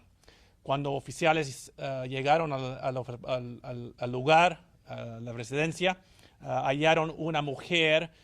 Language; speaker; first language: Spanish; early bilingual, heritage; English